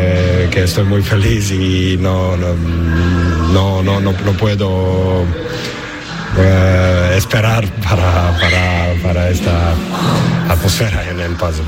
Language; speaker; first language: Spanish; non-native, learner; English